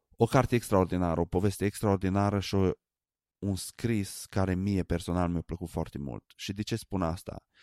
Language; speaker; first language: Romanian; native; Romanian